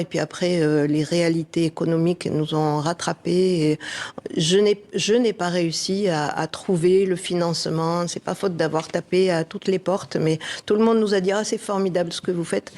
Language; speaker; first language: French; native; French